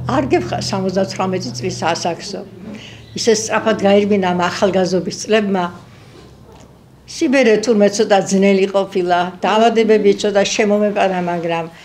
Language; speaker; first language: Georgian; native; Georgian